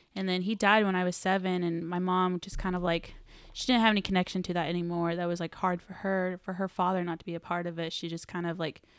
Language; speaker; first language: English; native; English